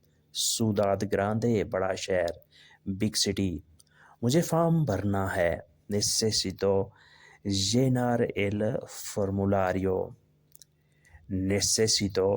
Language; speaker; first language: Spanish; non-native, learner; Urdu